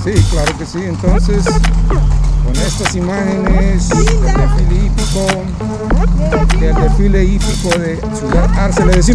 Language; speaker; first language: Spanish; native; Spanish